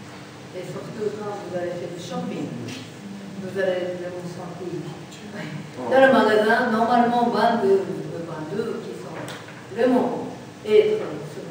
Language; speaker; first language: French; non-native, learner; Japanese